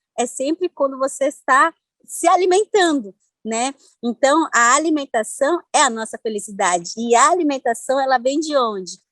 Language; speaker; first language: Portuguese; non-native, local second language; Ticuna